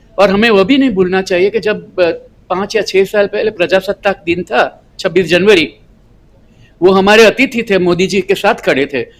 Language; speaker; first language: Hindi; non-native, local second language; Gujarati